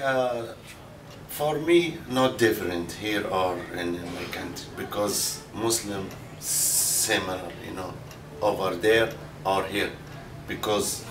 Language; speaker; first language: English; non-native, learner; Arabic